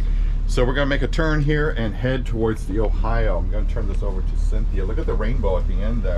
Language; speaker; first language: English; native; English